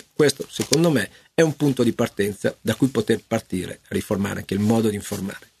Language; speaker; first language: Italian; native; Italian